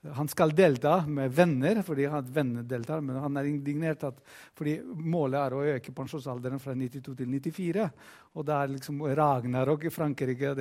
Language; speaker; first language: Norwegian; non-native, fluent; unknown